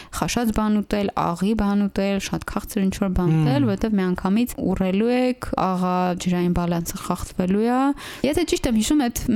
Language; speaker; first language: Armenian; native; Armenian